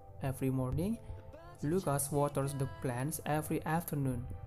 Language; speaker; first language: English; non-native, fluent; Indonesian